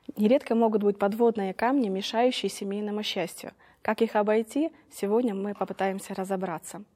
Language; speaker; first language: Russian; native; Russian